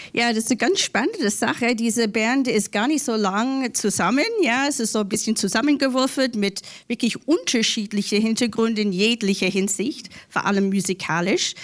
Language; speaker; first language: German; non-native, fluent; English